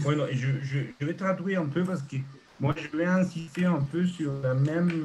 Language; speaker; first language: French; non-native, fluent; Spanish